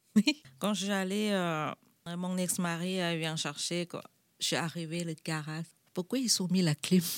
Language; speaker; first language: French; non-native, learner; Thai